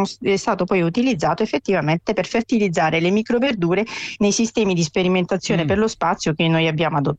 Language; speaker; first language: Italian; native; Italian